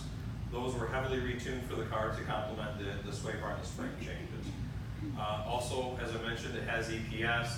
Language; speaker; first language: English; native; English